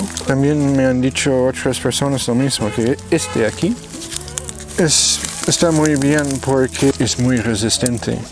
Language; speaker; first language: Spanish; non-native, fluent; English